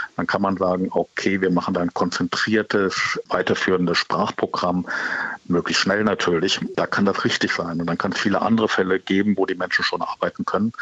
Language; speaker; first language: German; native; German